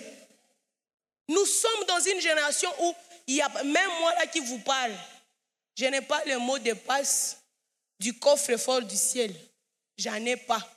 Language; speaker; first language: French; non-native, local second language; Swahili